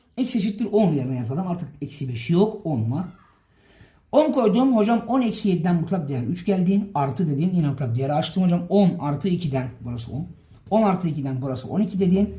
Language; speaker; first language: Turkish; native; Turkish